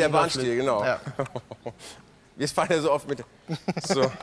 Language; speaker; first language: German; native; German